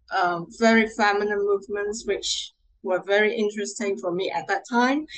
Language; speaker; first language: English; non-native, local second language; Cantonese